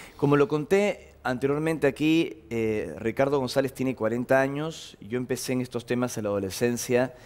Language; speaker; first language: Spanish; native; Spanish